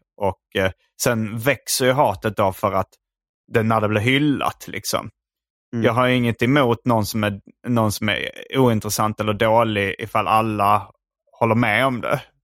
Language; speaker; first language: Swedish; native; Swedish